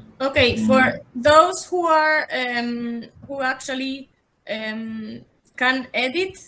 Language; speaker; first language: English; non-native, fluent; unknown